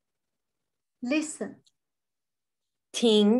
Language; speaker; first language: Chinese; non-native, learner; English